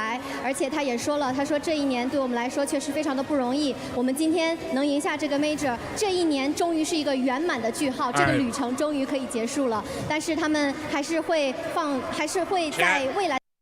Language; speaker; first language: Chinese; native; Chinese